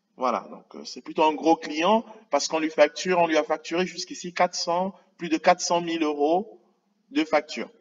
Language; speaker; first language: French; native; French